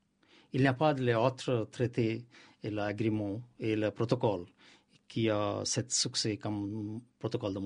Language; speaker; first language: French; non-native, learner; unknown